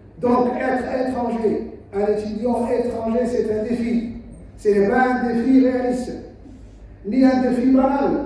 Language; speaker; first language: French; non-native, local second language; Somali